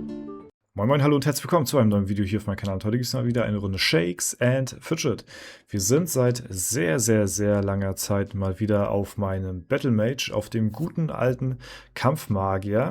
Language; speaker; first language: German; native; German